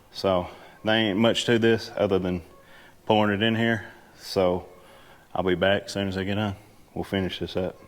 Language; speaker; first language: English; native; English